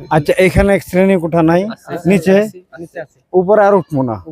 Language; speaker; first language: Bangla; non-native, local second language; Assamese